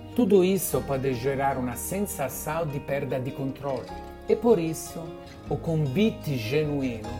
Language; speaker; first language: Portuguese; non-native, fluent; Italian